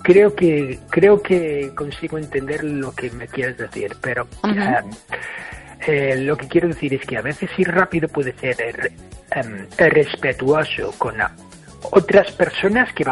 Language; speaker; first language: Spanish; non-native, fluent; English